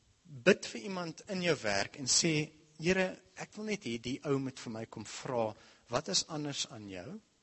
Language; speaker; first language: Afrikaans; non-native, local second language; English